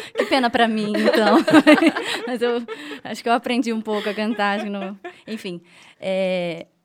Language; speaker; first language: Portuguese; native; Portuguese